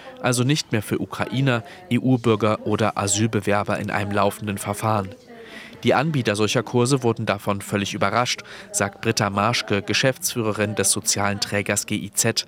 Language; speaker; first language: German; native; German